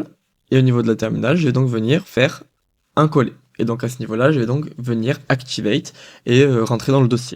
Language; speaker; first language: French; native; French